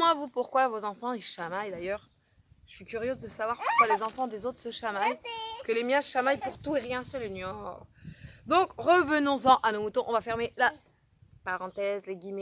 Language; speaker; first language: French; native; French